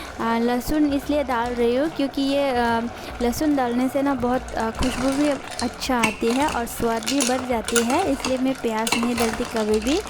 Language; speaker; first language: Hindi; non-native, local second language; Kok Borok